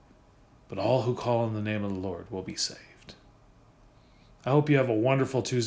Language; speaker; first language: English; native; English